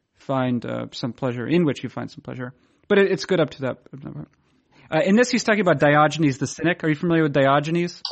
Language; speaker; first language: English; native; English